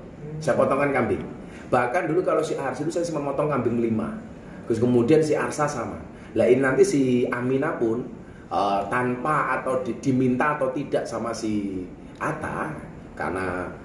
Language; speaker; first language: Indonesian; native; Indonesian